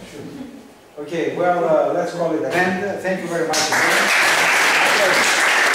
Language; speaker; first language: English; non-native, fluent; Greek